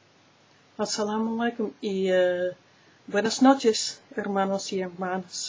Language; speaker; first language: Spanish; non-native, learner; English